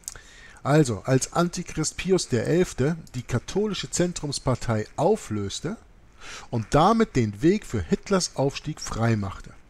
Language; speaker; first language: German; native; German